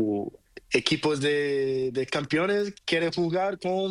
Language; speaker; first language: Spanish; non-native, learner; Portuguese